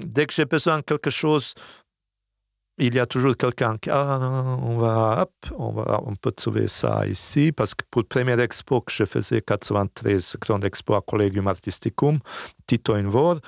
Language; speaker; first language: French; non-native, fluent; Bosnian